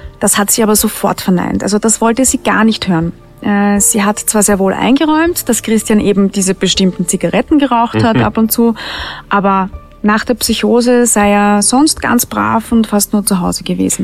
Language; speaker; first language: German; native; German